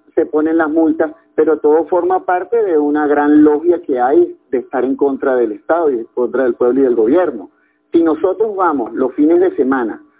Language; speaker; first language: Spanish; native; Spanish